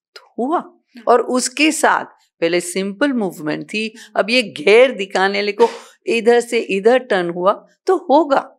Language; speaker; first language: Hindi; non-native, local second language; Gujarati